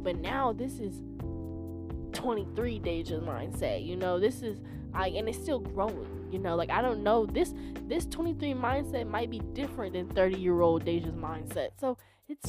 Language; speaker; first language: English; native; English